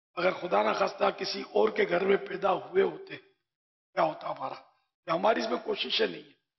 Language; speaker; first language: Urdu; native; Urdu